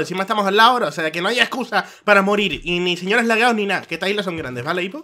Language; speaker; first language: Spanish; native; Spanish